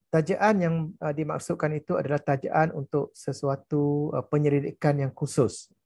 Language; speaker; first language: Malay; native; Malay